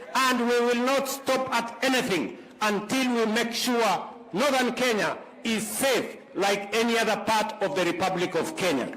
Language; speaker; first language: English; non-native, local second language; Kalenjin